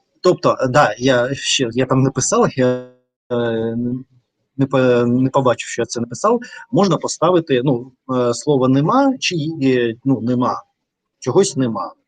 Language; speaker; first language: Ukrainian; non-native, learner; Russian